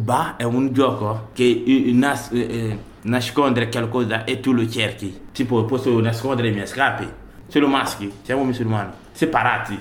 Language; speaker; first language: Italian; non-native, learner; Bambara